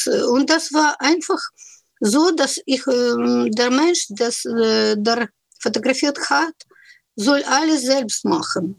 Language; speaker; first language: German; non-native, learner; Russian